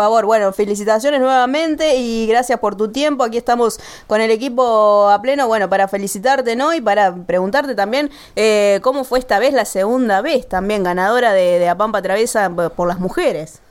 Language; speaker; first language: Spanish; native; Spanish